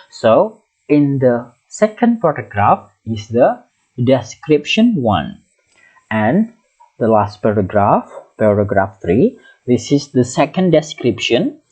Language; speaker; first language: English; non-native, learner; Indonesian